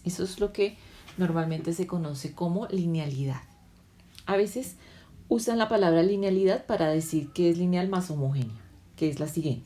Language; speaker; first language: Spanish; native; Spanish